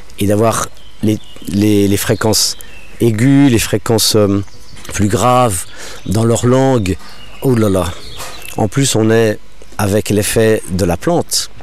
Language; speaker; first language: French; non-native, local second language; English